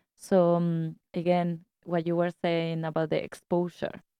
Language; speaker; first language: English; non-native, fluent; Spanish